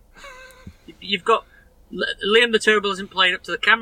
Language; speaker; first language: English; native; English